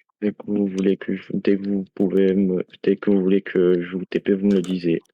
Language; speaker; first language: French; native; French